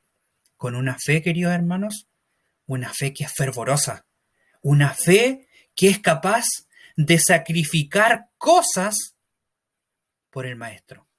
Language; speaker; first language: Spanish; native; Spanish